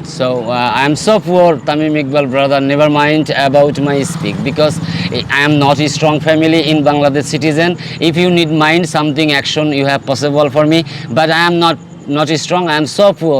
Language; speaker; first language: English; non-native, local second language; Bangla